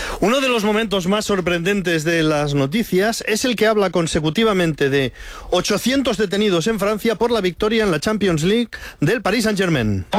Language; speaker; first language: Spanish; native; Spanish